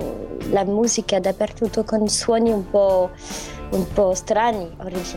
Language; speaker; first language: Italian; non-native, fluent; French